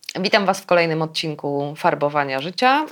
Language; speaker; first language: Polish; native; Polish